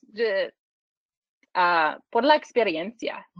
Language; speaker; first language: Spanish; non-native, learner; English